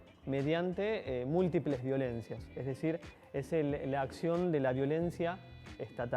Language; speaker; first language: Spanish; native; Spanish